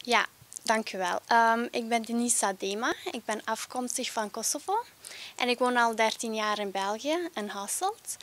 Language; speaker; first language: Dutch; early bilingual, other home language; Albanian